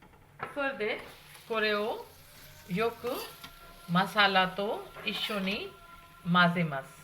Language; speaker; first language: Japanese; non-native, fluent; Hindi